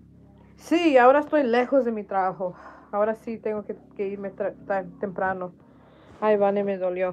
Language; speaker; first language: Spanish; early bilingual, heritage; Spanish